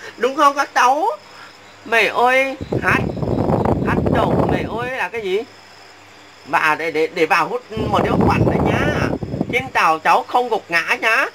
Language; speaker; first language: Vietnamese; non-native, local second language; Muong